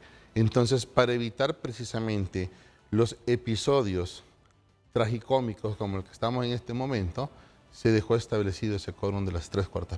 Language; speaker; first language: Spanish; native; Spanish